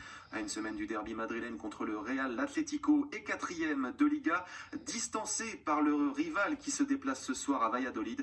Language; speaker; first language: French; native; French